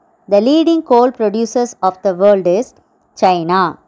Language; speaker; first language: English; non-native, local second language; Tamil